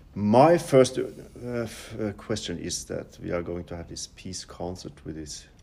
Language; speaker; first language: English; non-native, fluent; Norwegian